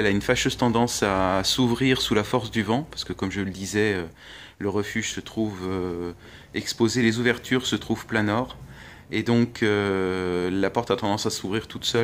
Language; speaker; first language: French; native; French